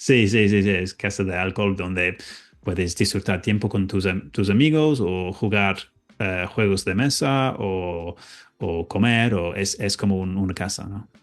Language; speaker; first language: Spanish; non-native, learner; English